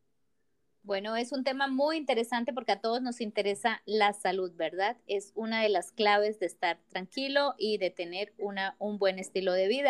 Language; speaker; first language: Spanish; native; Spanish